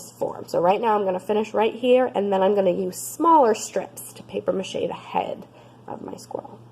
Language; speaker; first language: English; native; English